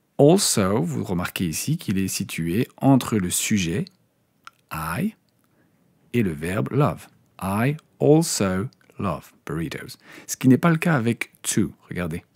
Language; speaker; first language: French; native; French